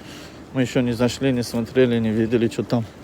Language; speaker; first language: Russian; non-native, fluent; Tajik